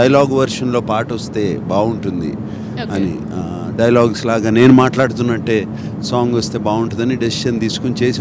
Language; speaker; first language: Telugu; native; Telugu